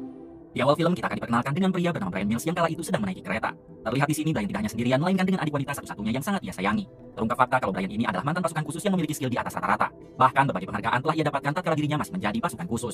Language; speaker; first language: Indonesian; native; Indonesian